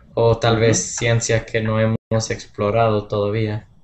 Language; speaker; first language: Spanish; non-native, fluent; English